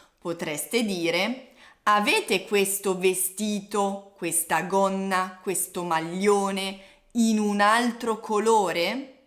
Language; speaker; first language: Italian; native; Italian